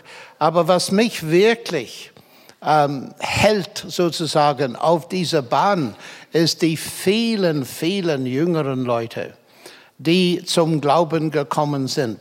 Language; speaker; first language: German; non-native, fluent; English